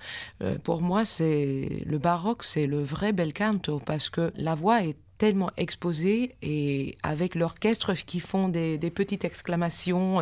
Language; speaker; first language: French; non-native, fluent; English